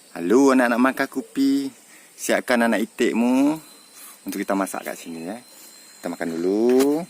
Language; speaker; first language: Malay; non-native, local second language; Achinese